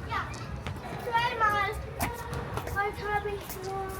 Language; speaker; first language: German; early bilingual, other home language; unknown